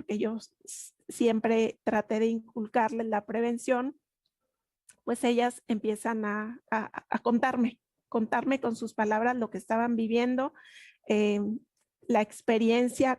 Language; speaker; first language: Spanish; native; Spanish